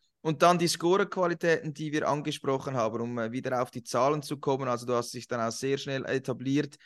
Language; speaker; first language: German; native; German